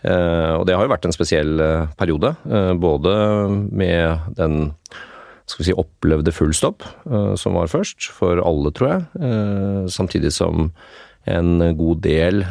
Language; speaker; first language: Norwegian; native; Norwegian